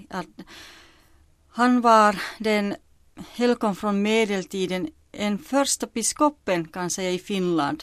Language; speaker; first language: Swedish; non-native, local second language; Finnish